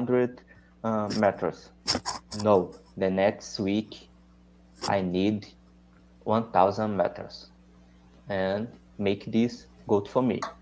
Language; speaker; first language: English; non-native, learner; Portuguese